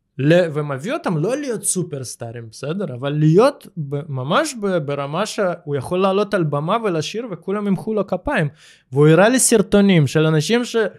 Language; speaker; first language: Hebrew; early bilingual, other home language; Russian